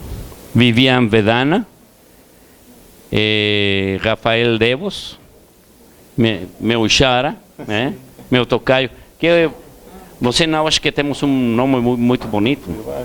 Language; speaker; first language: Portuguese; non-native, learner; Spanish